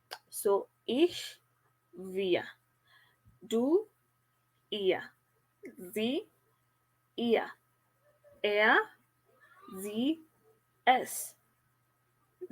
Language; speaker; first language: German; non-native, fluent; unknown